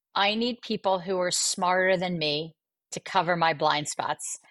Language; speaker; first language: English; native; English